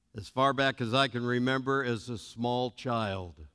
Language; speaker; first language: English; native; English